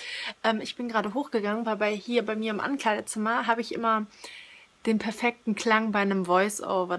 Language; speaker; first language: German; native; German